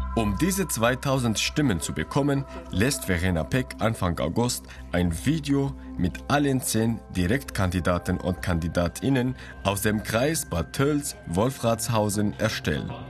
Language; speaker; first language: German; non-native, fluent; Arabic